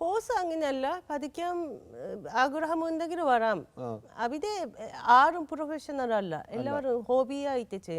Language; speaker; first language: Malayalam; non-native, learner; Japanese